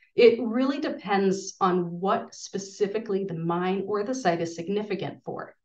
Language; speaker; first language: English; native; English